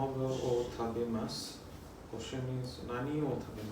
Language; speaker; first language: Japanese; non-native, learner; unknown